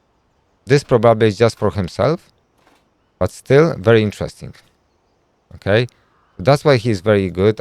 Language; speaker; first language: English; non-native, fluent; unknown